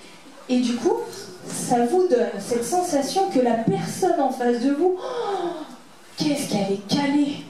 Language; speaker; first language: French; native; French